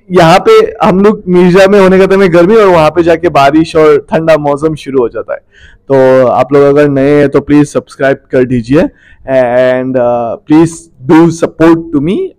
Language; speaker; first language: Hindi; non-native, local second language; Assamese